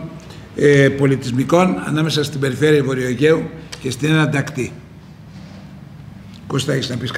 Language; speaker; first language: Greek; native; Greek